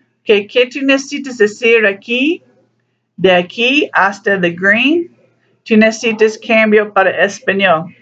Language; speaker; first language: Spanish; non-native, learner; English